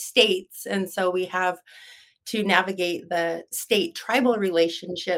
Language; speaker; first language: English; native; English